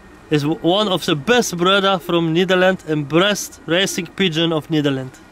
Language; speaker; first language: English; non-native, learner; Polish